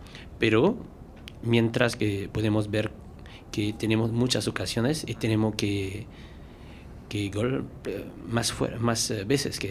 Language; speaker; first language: Spanish; non-native, learner; French